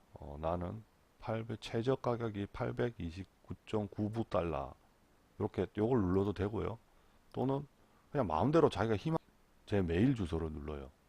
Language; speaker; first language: Korean; native; Korean